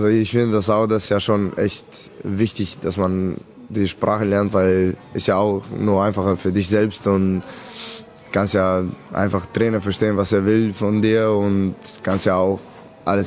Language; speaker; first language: German; non-native, fluent; Serbian